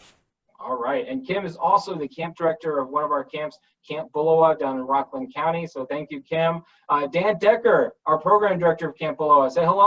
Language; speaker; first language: English; native; English